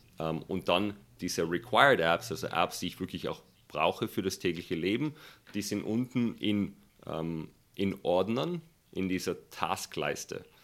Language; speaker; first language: German; early bilingual, other home language; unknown